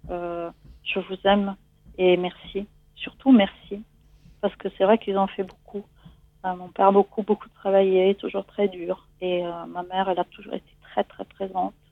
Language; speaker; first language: French; non-native, fluent; Italian